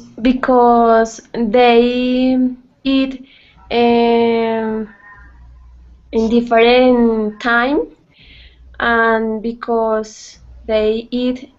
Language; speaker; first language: English; non-native, learner; Spanish